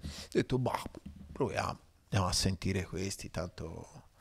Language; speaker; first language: Italian; native; Italian